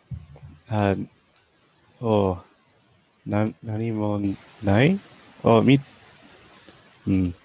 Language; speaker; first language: Japanese; non-native, learner; English